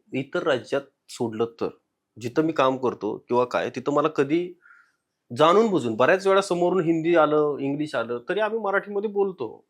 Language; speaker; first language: Marathi; native; Marathi